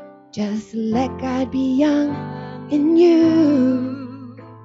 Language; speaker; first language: English; early bilingual, other home language; Spanish